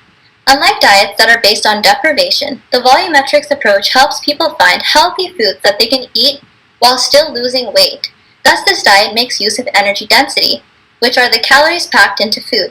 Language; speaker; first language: English; native; English